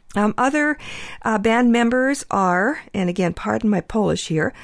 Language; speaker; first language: English; early bilingual, other home language; Ukrainian